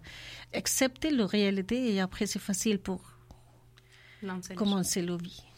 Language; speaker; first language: French; non-native, learner; Urdu